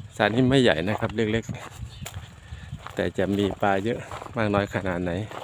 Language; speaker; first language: Thai; native; Thai